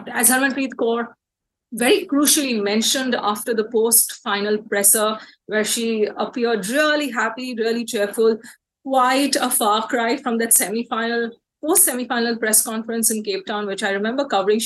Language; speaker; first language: English; non-native, local second language; Bangla